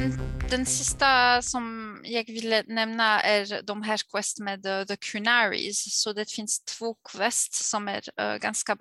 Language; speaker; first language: Swedish; non-native, fluent; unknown